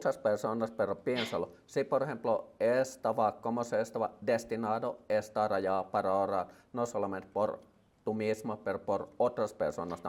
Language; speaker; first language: Spanish; non-native, learner; Finnish